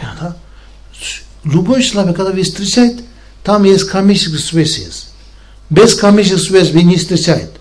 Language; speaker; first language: Russian; non-native, learner; Tibetan